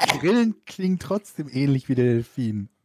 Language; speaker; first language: German; native; German